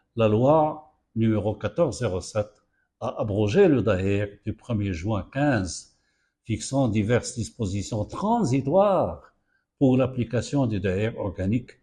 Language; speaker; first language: French; non-native, local second language; Arabic